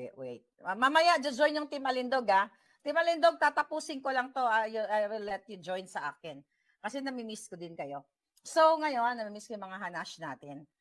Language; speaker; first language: Filipino; native; Filipino